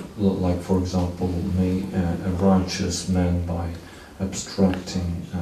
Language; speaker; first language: English; non-native, learner; Russian